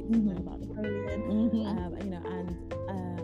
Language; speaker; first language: English; native; English